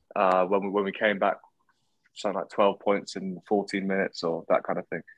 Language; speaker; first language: English; native; English